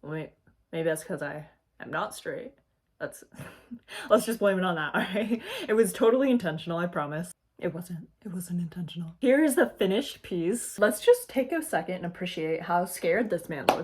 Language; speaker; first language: English; native; English